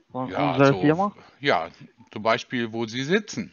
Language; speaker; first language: German; native; German